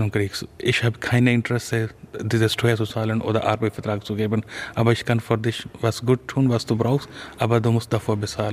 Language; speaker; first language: German; non-native, learner; Urdu